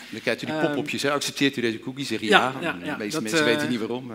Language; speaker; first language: Dutch; native; Dutch